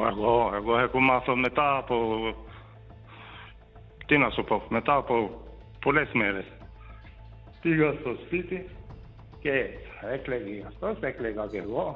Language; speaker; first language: Greek; non-native, learner; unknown